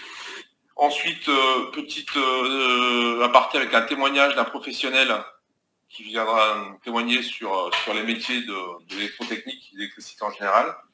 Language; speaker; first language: French; native; French